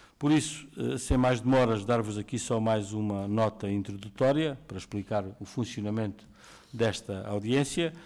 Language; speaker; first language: Portuguese; native; Portuguese